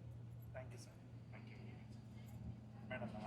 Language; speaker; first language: Kannada; native; Kannada